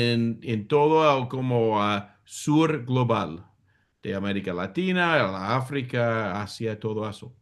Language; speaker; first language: Spanish; non-native, fluent; English